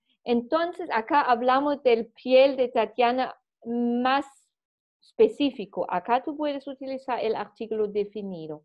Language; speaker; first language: Spanish; non-native, fluent; German